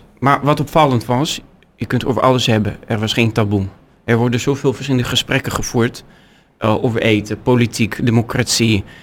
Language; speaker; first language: Dutch; non-native, fluent; Russian